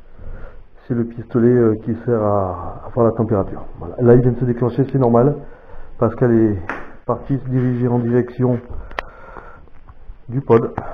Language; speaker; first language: French; native; French